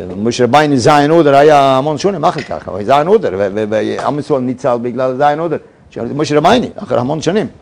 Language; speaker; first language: Hebrew; non-native, fluent; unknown